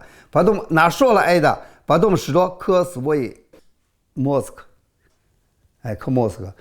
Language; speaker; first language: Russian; non-native, learner; Chinese